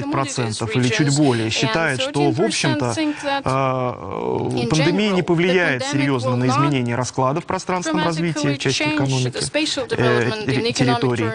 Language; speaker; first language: Russian; native; Russian